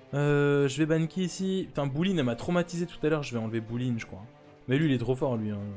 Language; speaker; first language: French; native; French